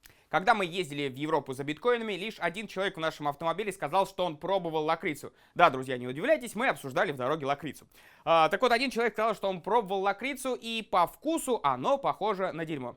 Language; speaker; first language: Russian; native; Russian